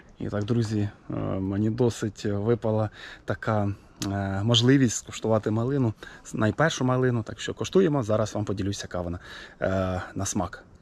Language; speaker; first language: Ukrainian; native; Ukrainian